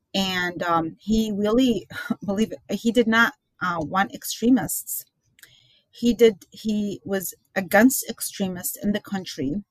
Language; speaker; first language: English; early bilingual, other home language; Arabic